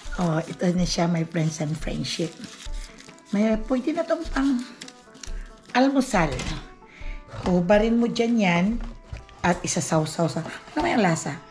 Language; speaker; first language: Filipino; non-native, local second language; Cebuano